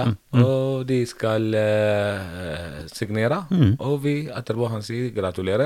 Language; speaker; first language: Norwegian; non-native, learner; Arabic